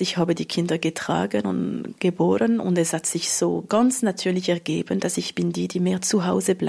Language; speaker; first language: German; non-native, local second language; French